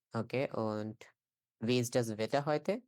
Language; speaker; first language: German; non-native, learner; Bangla